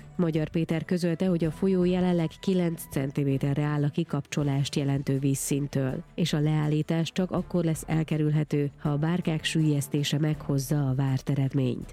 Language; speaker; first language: Hungarian; native; Hungarian